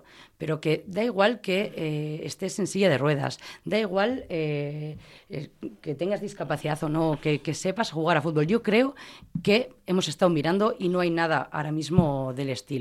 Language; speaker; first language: Spanish; native; Spanish